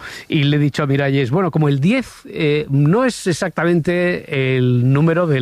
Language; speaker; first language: Spanish; native; Spanish